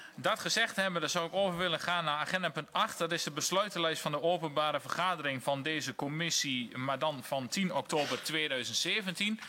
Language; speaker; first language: Dutch; native; Dutch